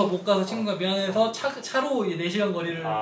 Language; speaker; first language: Korean; native; Korean